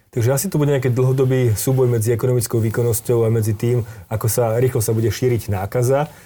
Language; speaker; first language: Slovak; native; Slovak